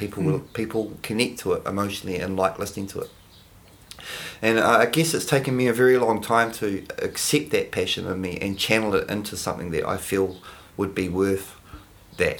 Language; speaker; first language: English; native; English